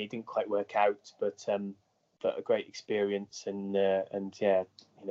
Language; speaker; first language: English; native; English